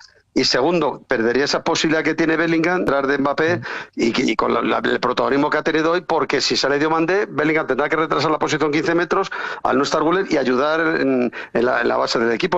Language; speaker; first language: Spanish; native; Spanish